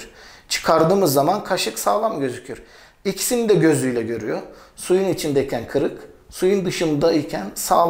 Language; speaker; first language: Turkish; native; Turkish